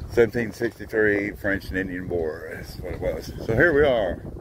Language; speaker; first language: English; native; English